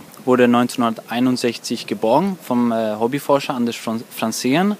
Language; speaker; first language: German; non-native, fluent; Swedish